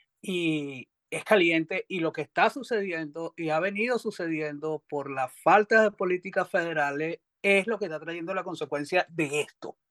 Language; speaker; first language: Spanish; native; Spanish